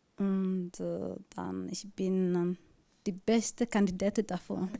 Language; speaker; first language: German; non-native, learner; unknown